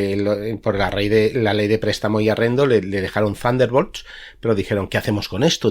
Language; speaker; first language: Spanish; native; Spanish